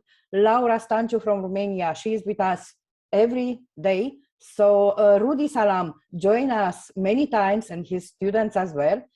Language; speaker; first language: English; non-native, fluent; Romanian